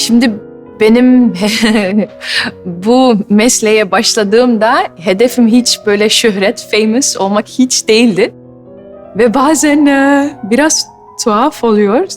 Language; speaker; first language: Turkish; early bilingual, heritage; Turkish